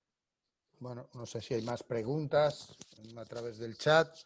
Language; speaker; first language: Spanish; native; Spanish